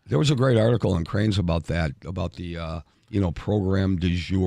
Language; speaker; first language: English; native; English